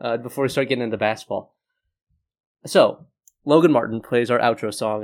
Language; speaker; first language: English; native; English